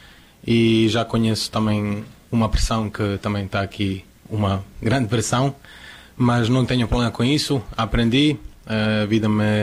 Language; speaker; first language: Portuguese; non-native, fluent; Croatian